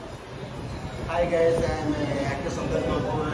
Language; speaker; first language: Hindi; non-native, local second language; Telugu